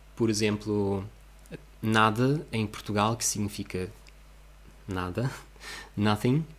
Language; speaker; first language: Portuguese; non-native, fluent; Russian